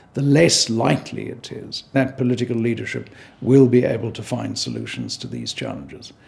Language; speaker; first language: English; native; English